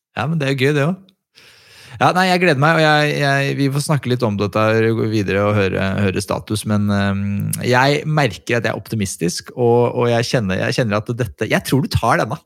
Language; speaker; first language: Norwegian; native; Norwegian